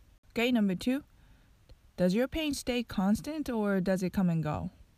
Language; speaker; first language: English; non-native, fluent; Japanese